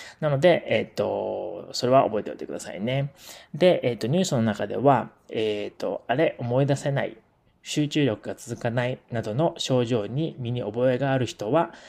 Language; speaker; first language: Japanese; native; Japanese